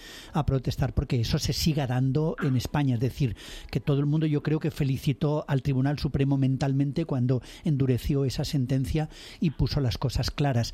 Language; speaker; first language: Spanish; native; Spanish